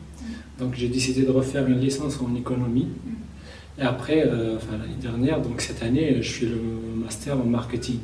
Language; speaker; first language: French; non-native, local second language; Kabyle